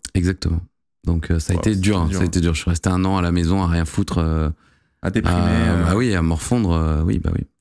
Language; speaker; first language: French; native; French